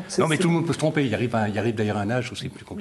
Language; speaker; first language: French; native; French